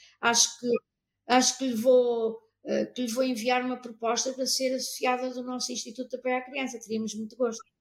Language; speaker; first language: Portuguese; native; Portuguese